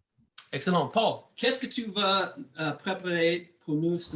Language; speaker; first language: French; non-native, learner; English